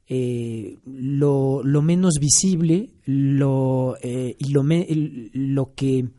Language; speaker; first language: Spanish; non-native, fluent; French